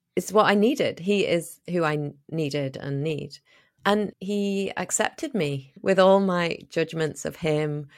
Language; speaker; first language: English; native; English